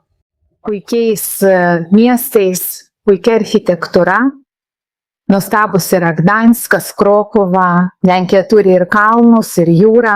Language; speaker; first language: Lithuanian; non-native, local second language; Polish